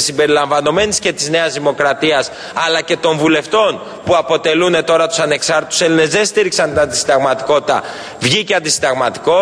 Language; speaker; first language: Greek; native; Greek